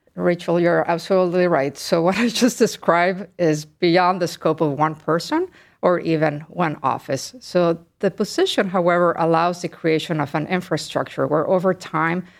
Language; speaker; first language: English; early bilingual, other home language; Spanish